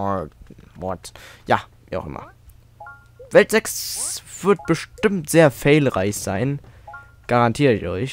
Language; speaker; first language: German; native; German